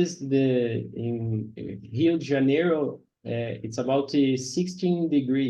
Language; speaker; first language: English; non-native, learner; Portuguese